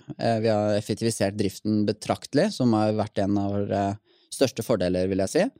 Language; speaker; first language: Norwegian; native; Norwegian